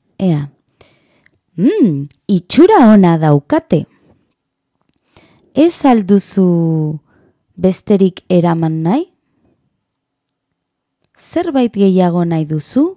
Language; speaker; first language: Basque; non-native, learner; Spanish